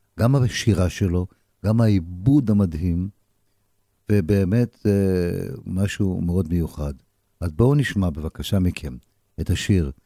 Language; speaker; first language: Hebrew; native; Hebrew